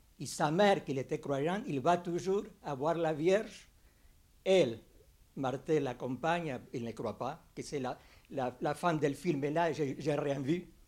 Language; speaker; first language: French; non-native, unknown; Spanish